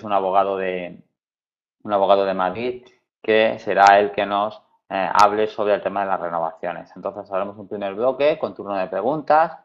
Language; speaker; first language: Spanish; native; Spanish